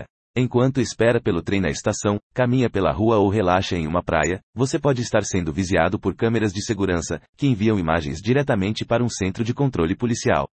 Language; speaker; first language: Portuguese; native; Portuguese